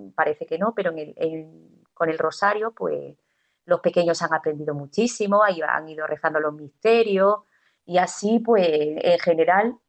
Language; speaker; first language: Spanish; native; Spanish